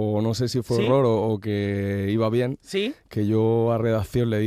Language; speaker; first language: Catalan; native; Catalan